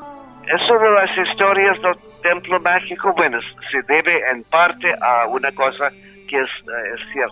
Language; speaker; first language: Spanish; non-native, fluent; English